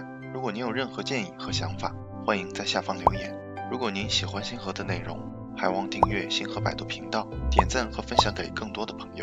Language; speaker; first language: Chinese; native; Chinese